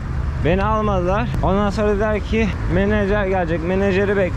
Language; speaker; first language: Turkish; native; Turkish